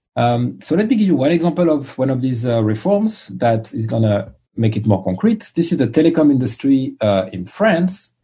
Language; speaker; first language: English; non-native, fluent; French